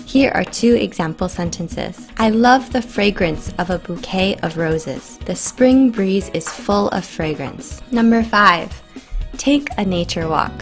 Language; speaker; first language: English; native; English